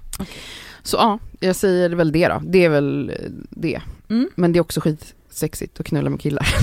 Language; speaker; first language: Swedish; early bilingual, other home language; Polish